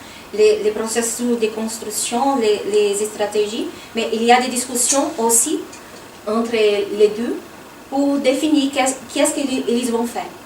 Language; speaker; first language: French; non-native, fluent; Portuguese